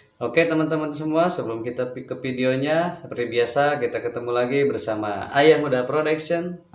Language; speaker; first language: Indonesian; native; Indonesian